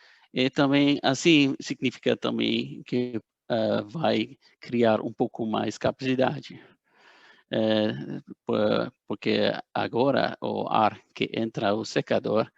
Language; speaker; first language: Portuguese; non-native, fluent; Dutch